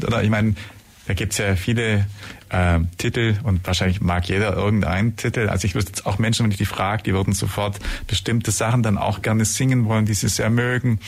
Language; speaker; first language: German; native; German